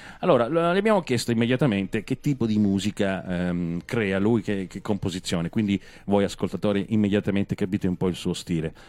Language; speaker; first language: Italian; non-native, fluent; English